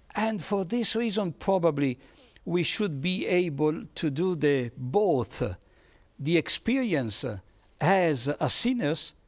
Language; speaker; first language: English; non-native, fluent; Italian